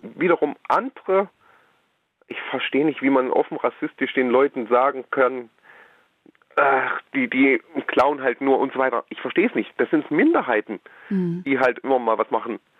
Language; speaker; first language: German; native; German